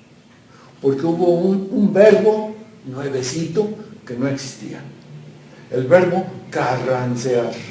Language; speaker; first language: Spanish; native; Spanish